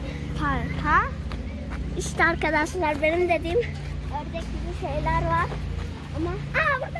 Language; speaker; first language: Turkish; early bilingual, heritage; Turkish